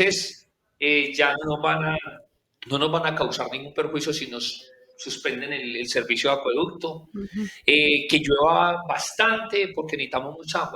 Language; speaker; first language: Spanish; native; Spanish